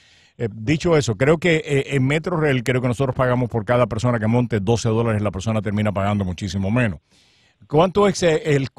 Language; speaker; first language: Spanish; native; Spanish